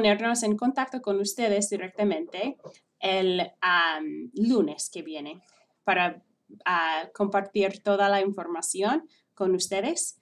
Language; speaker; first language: Spanish; non-native, fluent; English